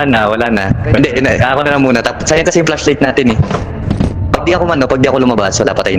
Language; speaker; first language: Filipino; native; Filipino